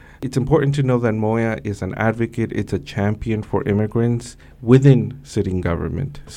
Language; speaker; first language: English; native; English